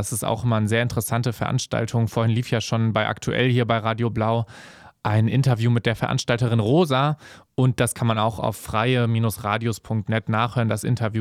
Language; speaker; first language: German; native; German